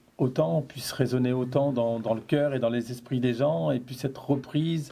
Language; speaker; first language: French; native; French